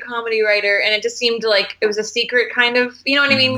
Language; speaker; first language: English; native; English